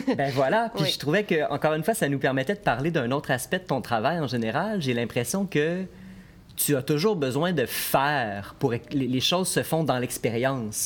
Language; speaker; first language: French; native; French